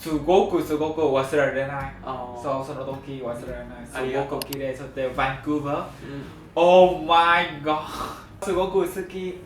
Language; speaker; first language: Japanese; non-native, learner; Vietnamese